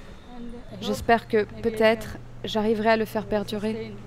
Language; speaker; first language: French; non-native, fluent; Malayalam